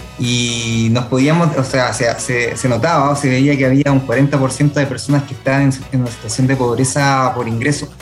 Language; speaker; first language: Spanish; native; Spanish